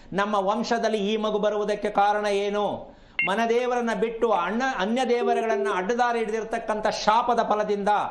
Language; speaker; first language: Kannada; native; Kannada